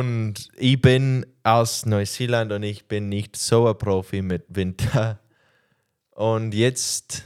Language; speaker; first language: German; non-native, learner; English